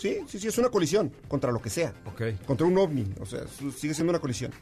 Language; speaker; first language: Spanish; native; Spanish